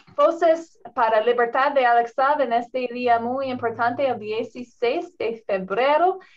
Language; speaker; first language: Spanish; non-native, learner; English